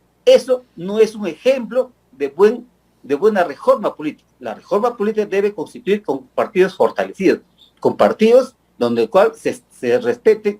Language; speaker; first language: Spanish; native; Spanish